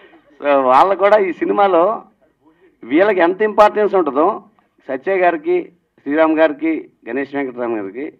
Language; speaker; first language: Telugu; native; Telugu